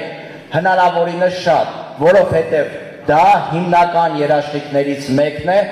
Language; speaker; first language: Armenian; native; Armenian